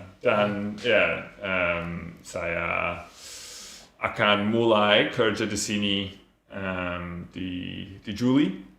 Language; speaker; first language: Indonesian; non-native, learner; English